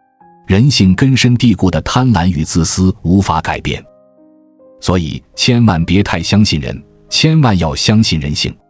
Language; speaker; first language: Chinese; native; Chinese